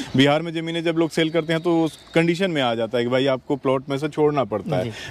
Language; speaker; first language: Hindi; native; Hindi